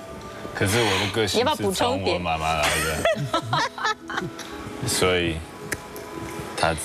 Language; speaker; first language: Chinese; early bilingual, heritage; English